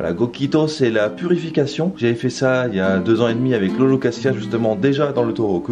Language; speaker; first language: French; native; French